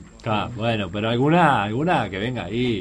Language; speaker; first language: Spanish; native; Spanish